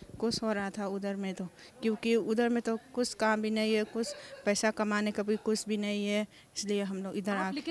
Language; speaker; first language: Hindi; non-native, local second language; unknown